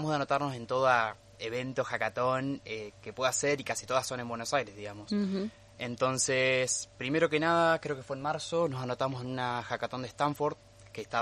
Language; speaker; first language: Spanish; native; Spanish